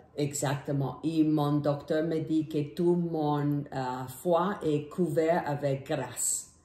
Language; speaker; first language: French; non-native, learner; English